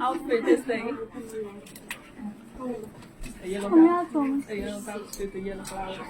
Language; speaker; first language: English; non-native, learner; Chinese